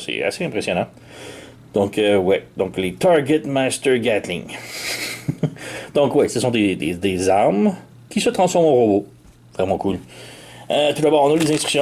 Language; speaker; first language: French; native; French